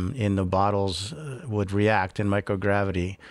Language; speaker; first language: English; early bilingual, other home language; Spanish